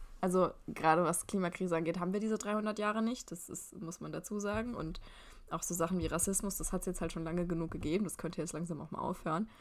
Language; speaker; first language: German; native; German